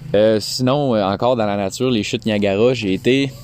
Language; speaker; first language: French; native; French